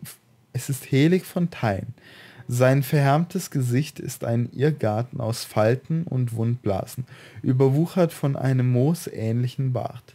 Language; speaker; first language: German; native; German